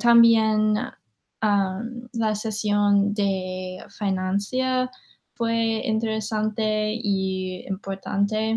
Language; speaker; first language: Spanish; non-native, learner; English